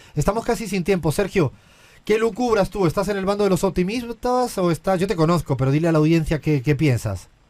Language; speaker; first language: Spanish; native; Spanish